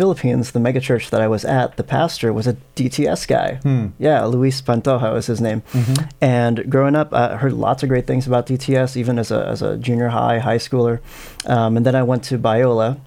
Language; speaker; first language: English; non-native, local second language; Filipino